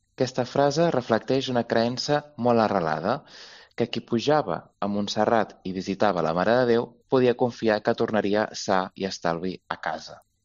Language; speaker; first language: Catalan; native; Catalan